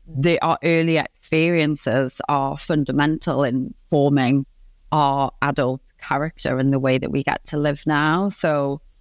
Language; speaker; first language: English; native; English